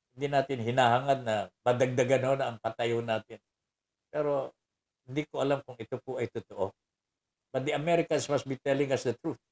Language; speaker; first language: Filipino; native; Filipino